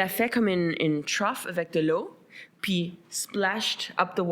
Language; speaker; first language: French; non-native, local second language; English